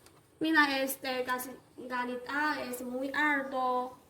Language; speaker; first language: Spanish; non-native, learner; Chinese